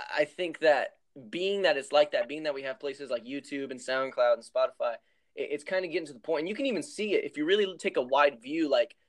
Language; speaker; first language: English; native; English